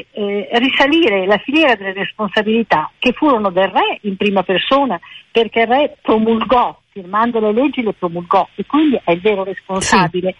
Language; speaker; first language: Italian; native; Italian